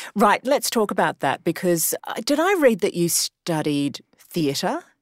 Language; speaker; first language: English; native; English